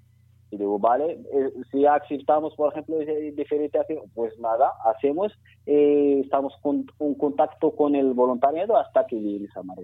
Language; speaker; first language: Spanish; non-native, learner; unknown